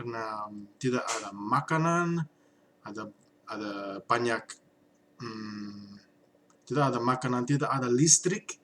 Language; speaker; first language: Indonesian; non-native, learner; English